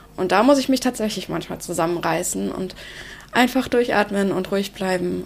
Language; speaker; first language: German; early bilingual, other home language; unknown